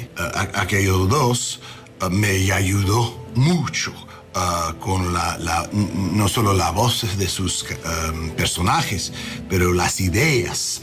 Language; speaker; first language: Spanish; non-native, learner; English